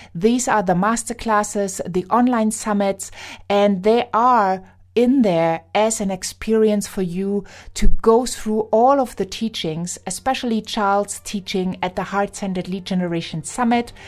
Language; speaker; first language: English; non-native, fluent; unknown